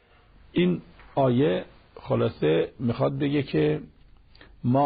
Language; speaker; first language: Persian; native; Persian